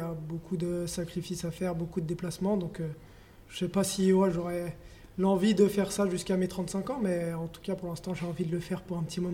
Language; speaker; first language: French; native; French